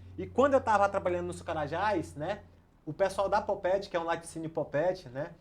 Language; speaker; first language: Portuguese; native; Portuguese